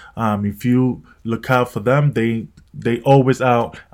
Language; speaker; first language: English; native; English